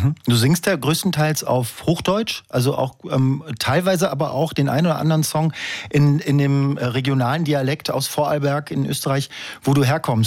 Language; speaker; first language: German; native; German